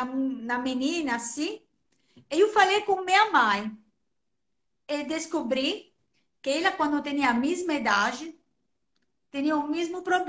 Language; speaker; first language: Portuguese; non-native, fluent; Italian